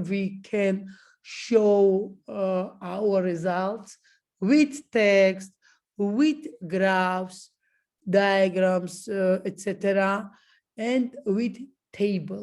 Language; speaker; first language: English; non-native, learner; Georgian